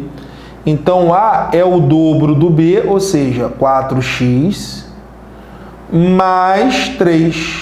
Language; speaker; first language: Portuguese; native; Portuguese